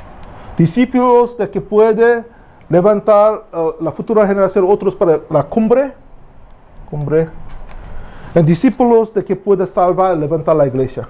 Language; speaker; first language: Spanish; non-native, learner; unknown